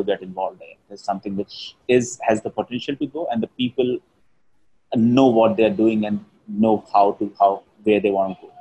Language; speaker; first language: English; non-native, local second language; Hindi